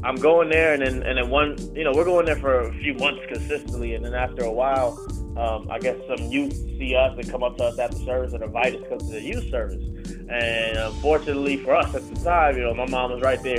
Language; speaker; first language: English; native; English